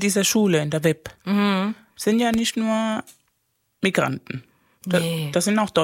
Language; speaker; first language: German; non-native, fluent; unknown